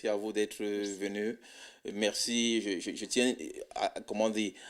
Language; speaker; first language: French; non-native, fluent; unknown